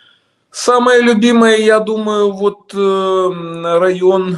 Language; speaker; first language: Russian; native; Russian